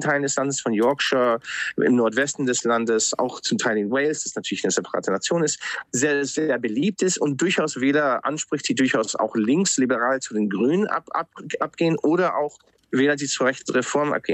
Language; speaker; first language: German; non-native, fluent; English